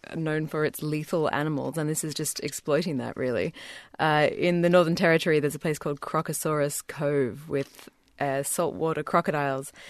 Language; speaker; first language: English; native; English